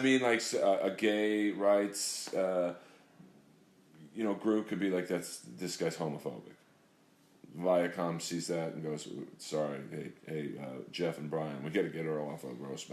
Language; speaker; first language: English; native; English